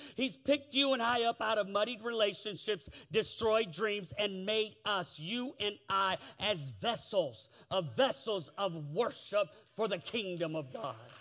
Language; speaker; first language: English; native; English